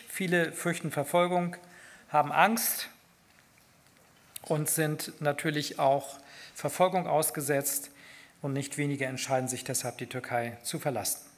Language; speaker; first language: German; native; German